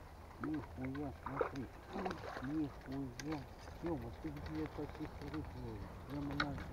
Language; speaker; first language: Russian; native; Russian